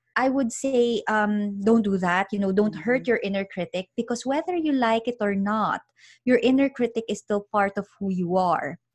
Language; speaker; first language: English; non-native, local second language; Filipino